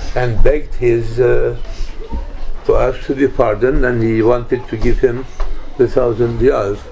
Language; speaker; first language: English; non-native, fluent; Turkish